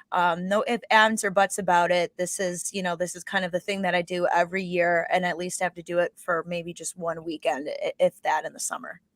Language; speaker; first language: English; native; English